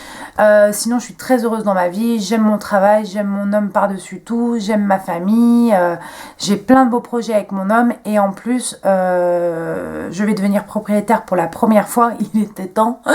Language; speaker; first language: French; native; French